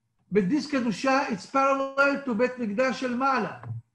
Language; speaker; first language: English; non-native, fluent; Hebrew